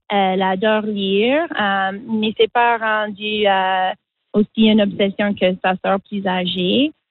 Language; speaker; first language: French; non-native, local second language; English